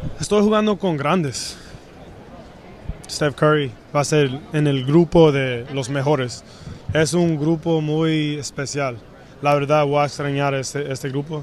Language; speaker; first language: Spanish; early bilingual, heritage; English